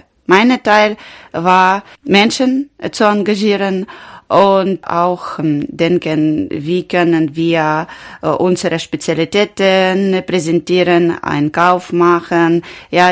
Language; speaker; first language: German; non-native, learner; Ukrainian